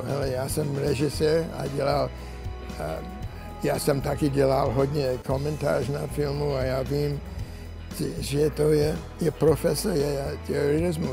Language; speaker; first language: Czech; non-native, learner; English